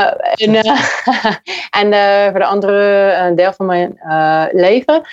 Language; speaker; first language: Dutch; non-native, learner; English